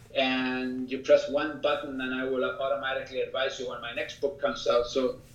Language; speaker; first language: English; early bilingual, other home language; Spanish